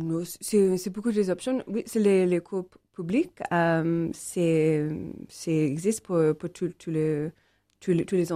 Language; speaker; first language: French; non-native, learner; English